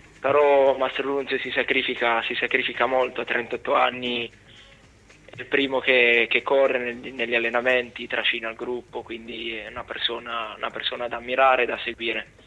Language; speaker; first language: Italian; native; Italian